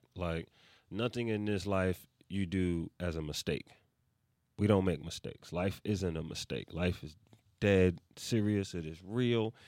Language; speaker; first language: English; native; English